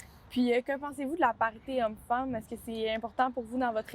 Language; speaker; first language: French; native; French